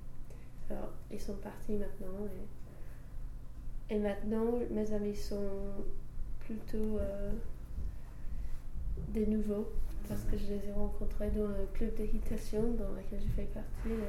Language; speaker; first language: French; non-native, fluent; English